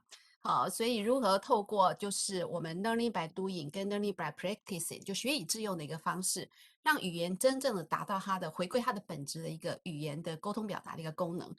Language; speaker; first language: Chinese; native; Chinese